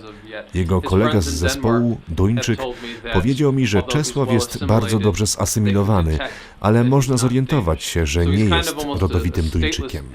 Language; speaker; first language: Polish; non-native, fluent; English